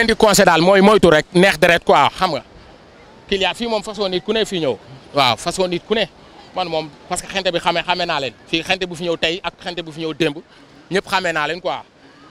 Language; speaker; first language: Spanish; non-native, learner; Wolof